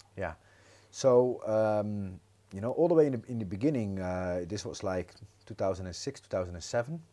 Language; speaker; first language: English; non-native, fluent; Dutch